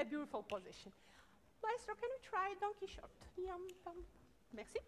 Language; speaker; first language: English; non-native, learner; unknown